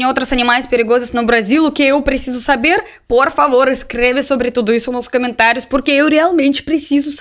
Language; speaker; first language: Portuguese; non-native, learner; Russian